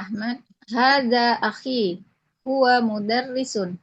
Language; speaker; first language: Arabic; non-native, learner; Indonesian